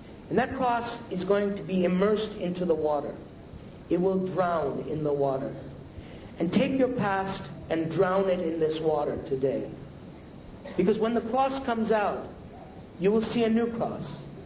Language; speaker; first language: English; native; English